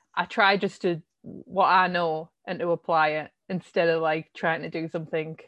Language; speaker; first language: English; native; English